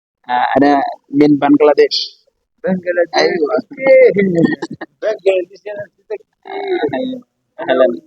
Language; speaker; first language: Arabic; non-native, learner; Bangla